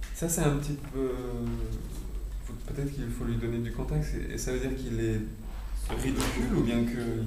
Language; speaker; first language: French; native; French